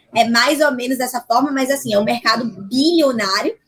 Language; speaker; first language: Portuguese; native; Portuguese